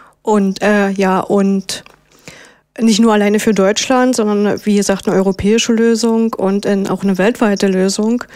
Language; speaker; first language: German; native; German